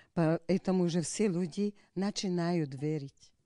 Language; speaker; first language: Russian; non-native, learner; Slovak